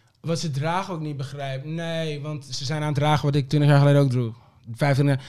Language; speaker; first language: Dutch; early bilingual, other home language; Papiamento